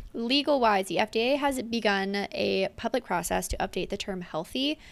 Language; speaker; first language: English; native; English